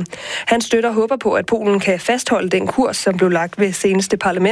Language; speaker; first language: Danish; native; Danish